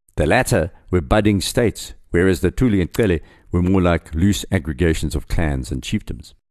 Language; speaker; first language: English; native; English